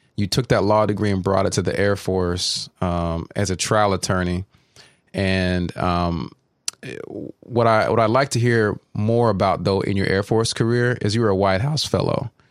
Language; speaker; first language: English; native; English